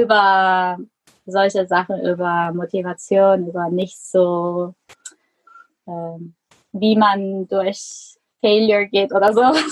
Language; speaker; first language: German; non-native, fluent; Korean